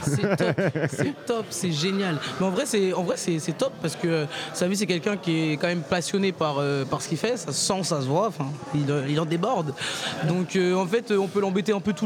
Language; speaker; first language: French; native; French